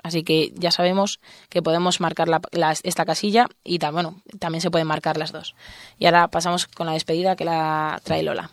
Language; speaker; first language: Spanish; native; Spanish